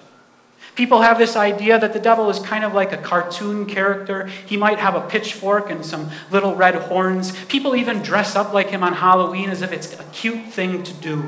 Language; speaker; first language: English; native; English